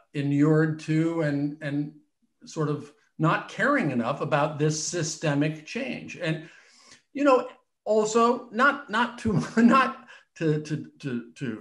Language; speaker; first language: English; native; English